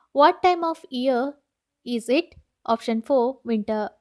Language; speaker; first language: English; non-native, local second language; Kannada